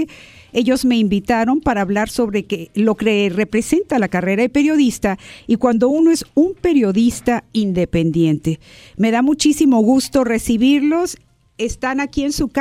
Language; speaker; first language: Spanish; native; Spanish